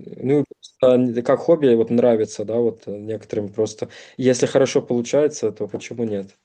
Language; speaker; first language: Russian; native; Russian